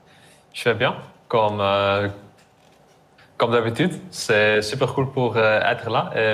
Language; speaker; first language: French; non-native, learner; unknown